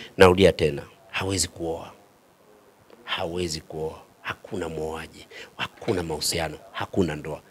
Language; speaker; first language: Swahili; native; Swahili